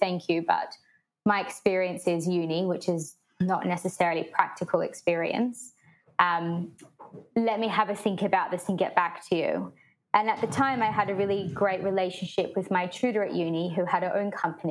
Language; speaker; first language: English; native; English